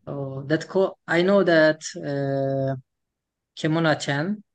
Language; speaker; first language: English; non-native, fluent; Turkish